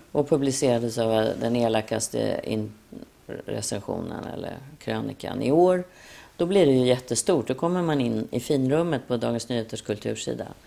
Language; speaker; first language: Swedish; native; Swedish